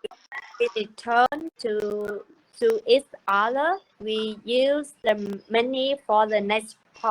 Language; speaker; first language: English; non-native, learner; Vietnamese